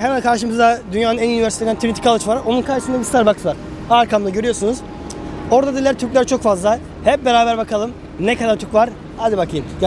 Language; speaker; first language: Turkish; native; Turkish